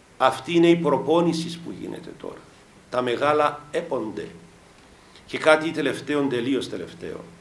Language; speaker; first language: Greek; native; Greek